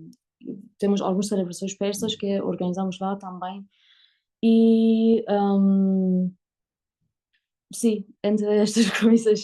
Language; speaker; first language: Portuguese; non-native, learner; Persian